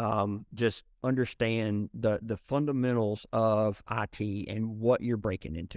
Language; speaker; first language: English; native; English